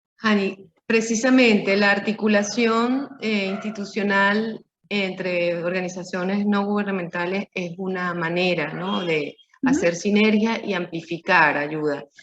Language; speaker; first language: Spanish; native; Spanish